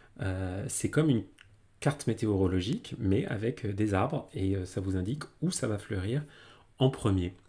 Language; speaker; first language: French; native; French